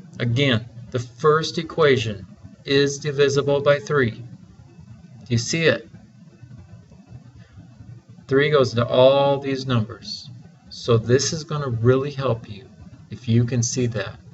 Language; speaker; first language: English; native; English